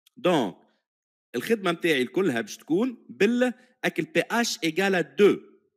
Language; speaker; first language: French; non-native, local second language; Arabic